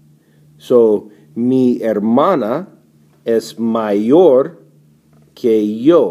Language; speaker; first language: Spanish; non-native, fluent; English